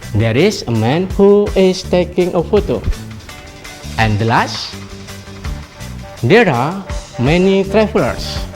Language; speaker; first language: English; non-native, fluent; Indonesian